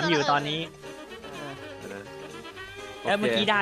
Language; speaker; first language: Thai; native; Thai